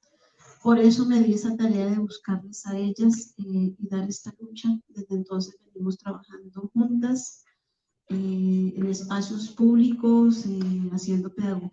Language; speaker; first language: Spanish; native; Spanish